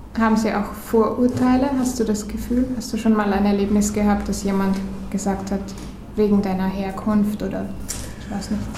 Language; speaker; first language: German; native; German